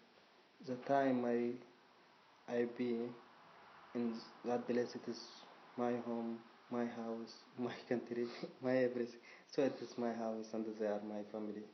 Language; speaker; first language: English; non-native, learner; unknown